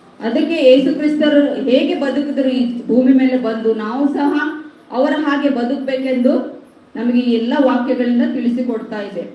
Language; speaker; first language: Kannada; non-native, local second language; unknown